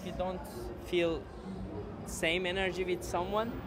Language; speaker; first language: English; non-native, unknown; Turkish